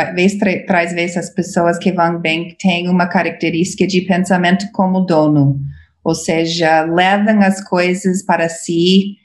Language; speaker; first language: Portuguese; non-native, fluent; English